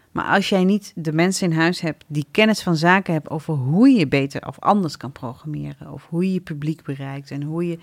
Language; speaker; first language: Dutch; early bilingual, other home language; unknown